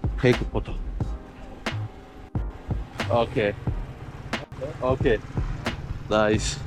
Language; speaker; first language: English; non-native, learner; Korean